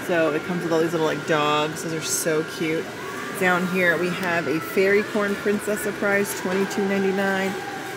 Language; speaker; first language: English; native; English